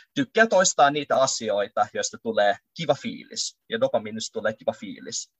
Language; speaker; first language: Finnish; early bilingual, other home language; Russian